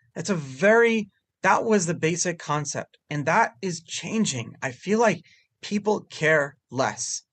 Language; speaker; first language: English; early bilingual, other home language; Hebrew